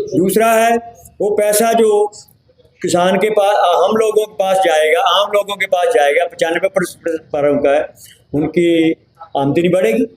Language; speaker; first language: Hindi; native; Hindi